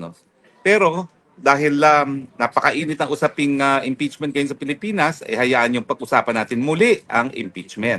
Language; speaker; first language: Filipino; native; Filipino